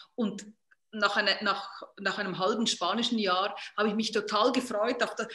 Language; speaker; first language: German; native; German